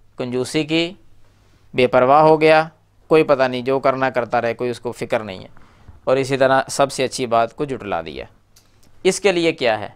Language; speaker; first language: Urdu; non-native, local second language; Punjabi